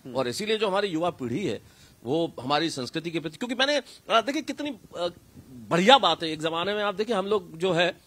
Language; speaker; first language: Hindi; native; Hindi